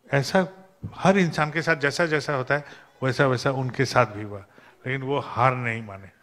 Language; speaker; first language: Hindi; non-native, local second language; Bangla